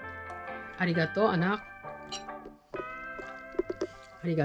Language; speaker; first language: Japanese; non-native, learner; Filipino